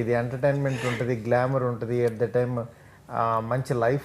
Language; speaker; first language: Telugu; native; Telugu